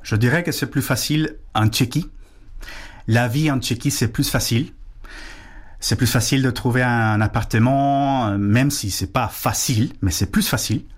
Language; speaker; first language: French; non-native, fluent; Spanish